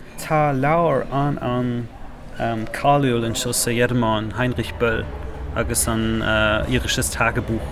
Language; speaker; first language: Irish; non-native, fluent; German